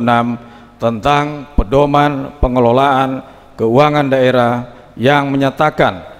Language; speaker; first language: Indonesian; native; Indonesian